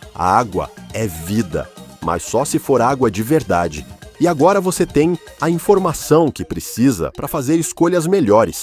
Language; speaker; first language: Portuguese; native; Portuguese